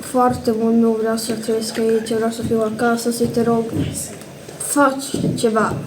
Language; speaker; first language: Romanian; early bilingual, heritage; Romanian